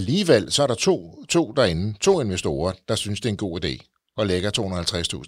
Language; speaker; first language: Danish; native; Danish